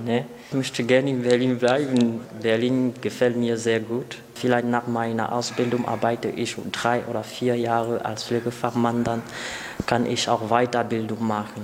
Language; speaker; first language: German; non-native, local second language; French